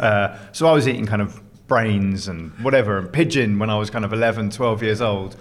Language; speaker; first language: English; native; English